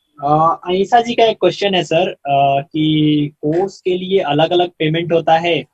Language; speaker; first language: Hindi; native; Hindi